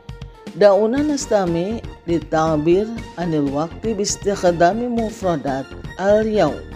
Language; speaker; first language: Arabic; non-native, fluent; Indonesian